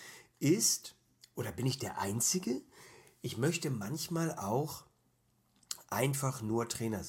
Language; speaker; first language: German; native; German